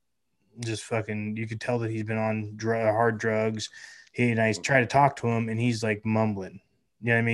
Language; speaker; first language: English; native; English